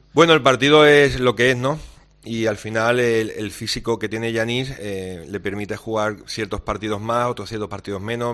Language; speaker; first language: Spanish; native; Spanish